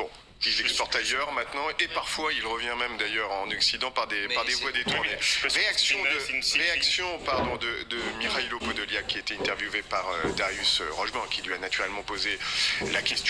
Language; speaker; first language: French; native; French